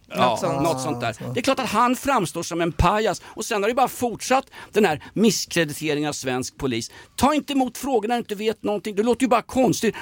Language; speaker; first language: Swedish; native; Swedish